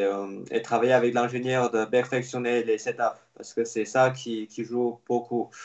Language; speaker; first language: French; non-native, fluent; Chinese